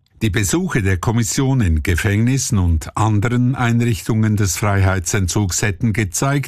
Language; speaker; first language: German; native; German